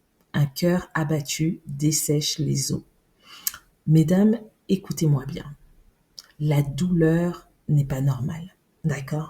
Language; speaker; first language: French; native; French